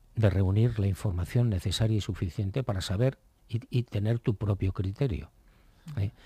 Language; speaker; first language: Spanish; native; Spanish